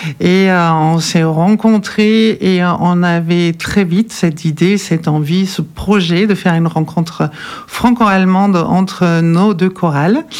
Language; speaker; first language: French; non-native, fluent; German